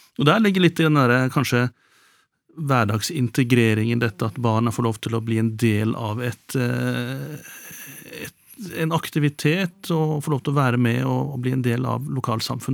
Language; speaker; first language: Norwegian; native; Norwegian